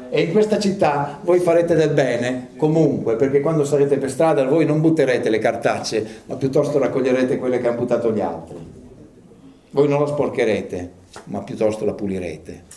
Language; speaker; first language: Italian; early bilingual, other home language; English